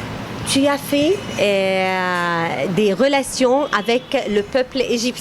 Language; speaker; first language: French; non-native, fluent; Arabic